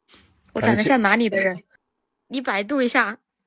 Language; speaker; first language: Chinese; non-native, fluent; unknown